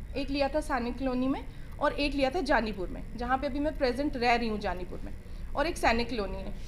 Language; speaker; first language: Hindi; non-native, local second language; Punjabi